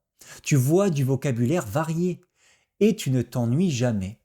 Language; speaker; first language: French; native; French